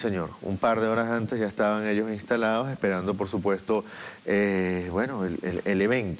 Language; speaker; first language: Spanish; native; Spanish